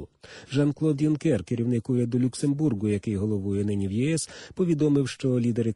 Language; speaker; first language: Ukrainian; native; Ukrainian